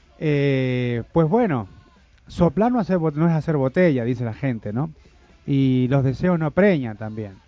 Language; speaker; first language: Spanish; native; Spanish